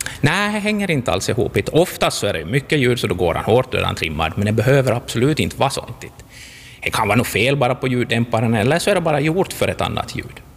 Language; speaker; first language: Swedish; native; Swedish